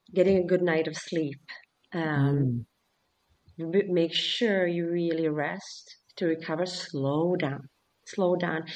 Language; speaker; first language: English; early bilingual, other home language; Swedish